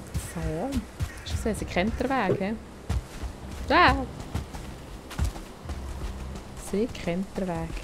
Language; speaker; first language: German; native; German